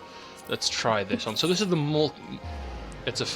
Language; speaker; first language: English; native; English